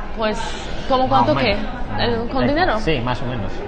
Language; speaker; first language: Spanish; non-native, fluent; Georgian